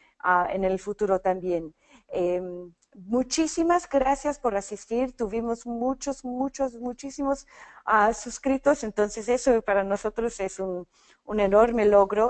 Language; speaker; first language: Spanish; non-native, fluent; English